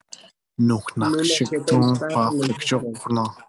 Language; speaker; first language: French; non-native, learner; Spanish